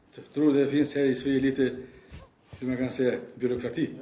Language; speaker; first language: Swedish; non-native, learner; Albanian